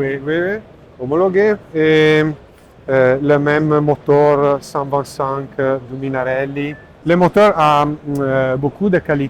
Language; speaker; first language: French; non-native, learner; Italian